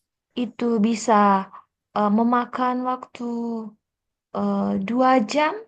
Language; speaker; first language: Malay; non-native, fluent; Korean